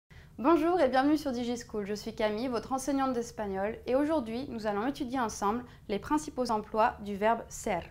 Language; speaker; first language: French; native; French